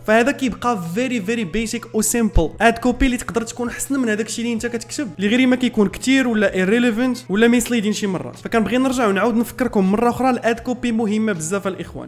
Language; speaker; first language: Arabic; native; Arabic